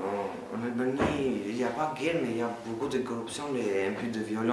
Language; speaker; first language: French; non-native, learner; Albanian